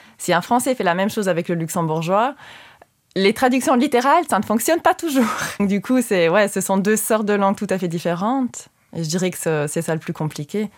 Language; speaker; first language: French; non-native, local second language; Luxembourgish